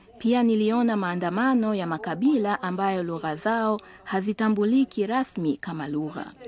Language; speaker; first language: Swahili; native; Swahili